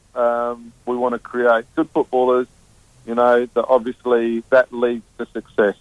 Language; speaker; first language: English; native; English